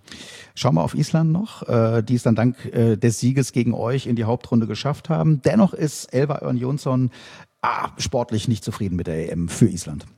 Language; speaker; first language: German; native; German